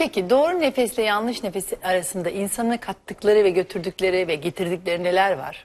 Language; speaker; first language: Turkish; native; Turkish